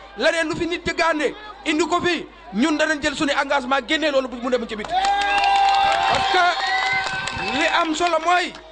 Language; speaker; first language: Wolof; native; Wolof